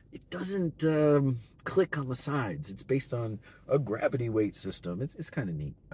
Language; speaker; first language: English; native; English